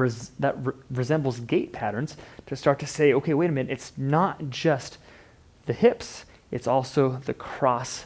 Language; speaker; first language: English; native; English